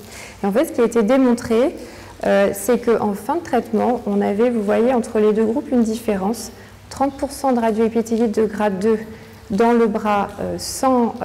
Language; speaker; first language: French; native; French